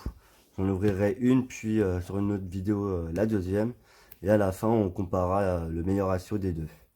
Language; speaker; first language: French; native; French